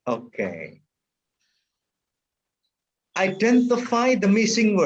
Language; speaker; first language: English; non-native, fluent; Indonesian